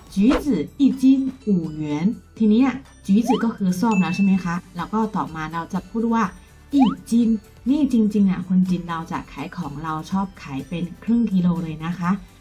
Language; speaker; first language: Thai; non-native, fluent; Chinese